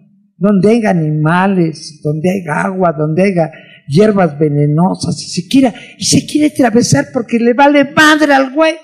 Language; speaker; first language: Spanish; native; Spanish